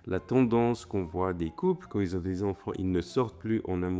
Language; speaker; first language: French; native; French